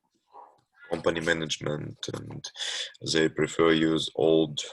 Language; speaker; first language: English; non-native, learner; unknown